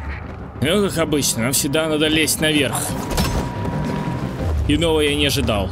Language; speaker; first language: Russian; native; Russian